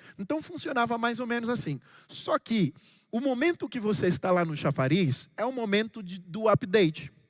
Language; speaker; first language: Portuguese; non-native, local second language; Kabuverdianu